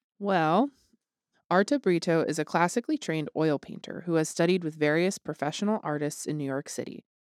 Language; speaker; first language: English; native; English